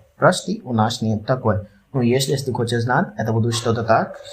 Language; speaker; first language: Russian; non-native, learner; Hindi